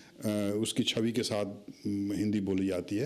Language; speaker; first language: Hindi; native; Hindi